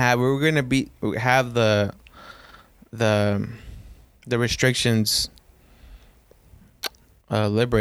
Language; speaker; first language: English; early bilingual, other home language; Spanish